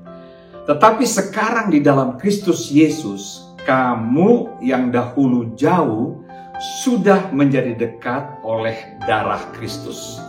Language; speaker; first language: Indonesian; native; Indonesian